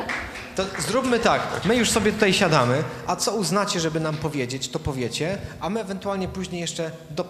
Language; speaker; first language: Polish; native; Polish